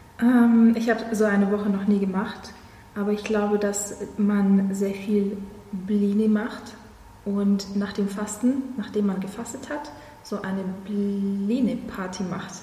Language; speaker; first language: German; non-native, fluent; Russian